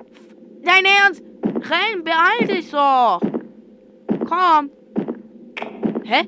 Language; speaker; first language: German; non-native, learner; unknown